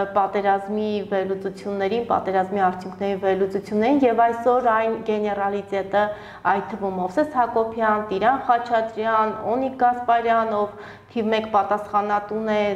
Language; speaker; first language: Armenian; native; Armenian